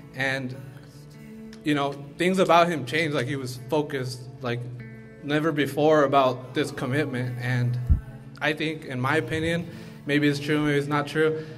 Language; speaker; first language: English; early bilingual, other home language; Spanish